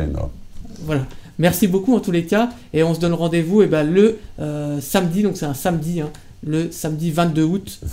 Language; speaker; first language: French; native; French